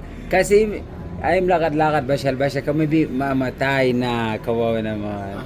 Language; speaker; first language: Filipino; non-native, learner; Arabic